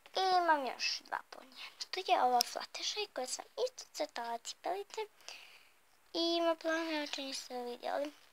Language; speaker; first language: Bosnian; early bilingual, heritage; Bosnian